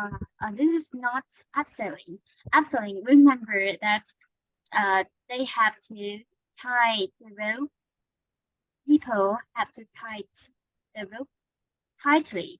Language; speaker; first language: English; non-native, fluent; Vietnamese